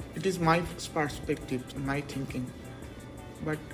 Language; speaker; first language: English; non-native, local second language; Bangla